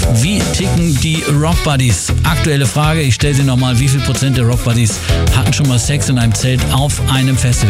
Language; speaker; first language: German; native; German